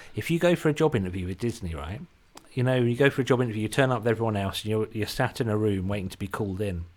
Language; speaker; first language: English; native; English